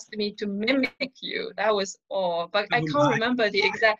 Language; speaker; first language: English; non-native, fluent; Wu Chinese